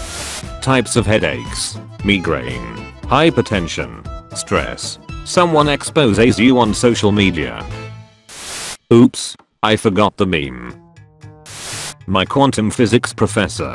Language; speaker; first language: English; native; English